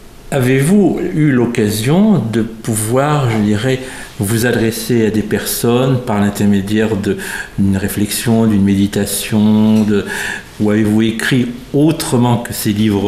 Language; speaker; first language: French; native; French